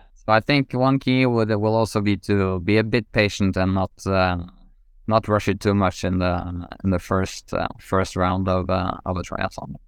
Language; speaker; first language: English; non-native, fluent; Norwegian